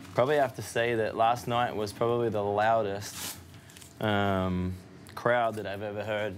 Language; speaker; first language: English; native; English